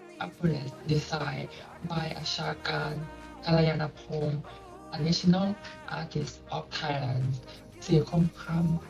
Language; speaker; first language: English; non-native, learner; Thai